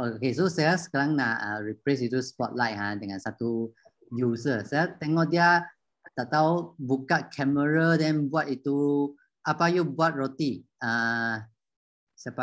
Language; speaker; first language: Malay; non-native, local second language; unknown